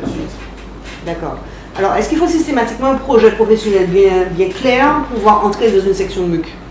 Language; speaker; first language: French; native; French